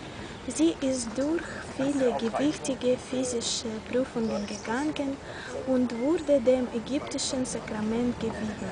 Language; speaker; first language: German; non-native, fluent; Russian